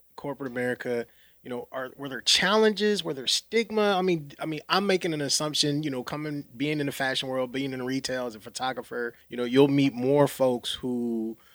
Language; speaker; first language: English; native; English